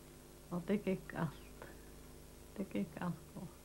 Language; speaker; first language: Danish; non-native, local second language; Faroese